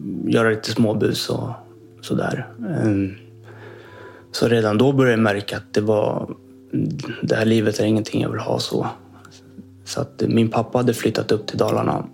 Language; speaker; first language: Swedish; native; Swedish